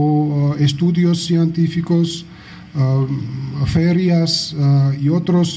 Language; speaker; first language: Spanish; non-native, fluent; Georgian